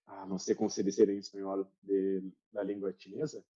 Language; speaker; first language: Spanish; non-native, learner; Portuguese